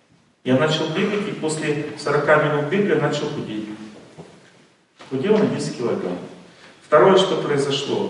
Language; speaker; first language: Russian; native; Russian